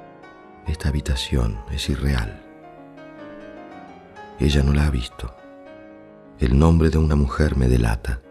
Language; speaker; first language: Spanish; native; Spanish